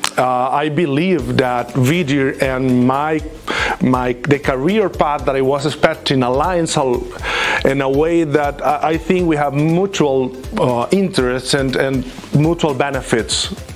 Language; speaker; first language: English; non-native, fluent; Spanish